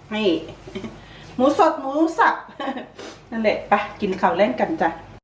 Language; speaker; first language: Thai; native; Thai